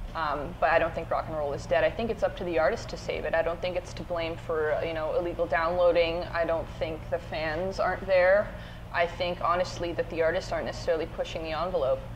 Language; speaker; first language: English; native; English